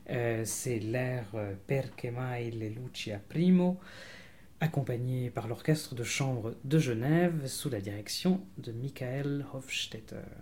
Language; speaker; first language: French; native; French